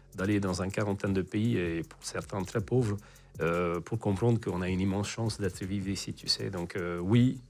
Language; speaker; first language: French; non-native, fluent; Hungarian